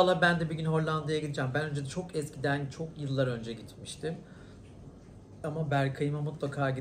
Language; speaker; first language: Turkish; native; Turkish